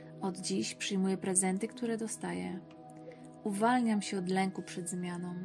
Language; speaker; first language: Polish; native; Polish